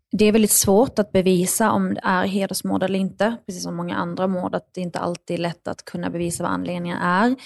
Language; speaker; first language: Swedish; early bilingual, other home language; Arabic